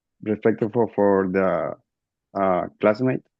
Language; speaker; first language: English; non-native, learner; Spanish